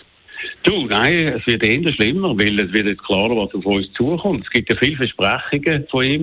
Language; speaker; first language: German; native; German